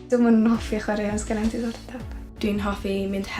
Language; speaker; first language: Welsh; native; Welsh